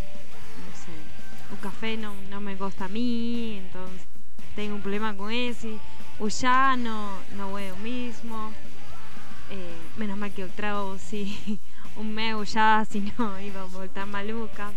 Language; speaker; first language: Portuguese; non-native, learner; Spanish